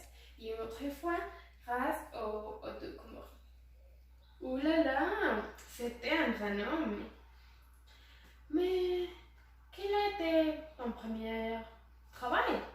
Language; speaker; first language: French; non-native, learner; Spanish